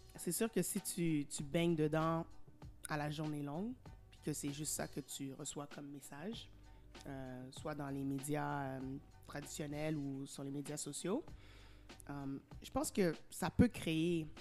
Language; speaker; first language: French; early bilingual, heritage; French